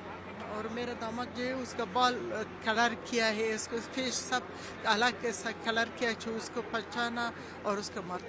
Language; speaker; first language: Hindi; non-native, learner; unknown